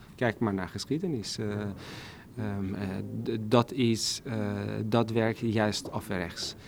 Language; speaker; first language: Dutch; non-native, fluent; Persian